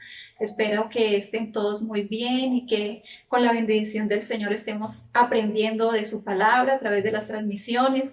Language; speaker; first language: Spanish; native; Spanish